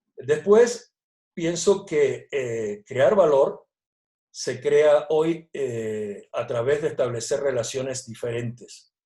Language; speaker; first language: Spanish; native; Spanish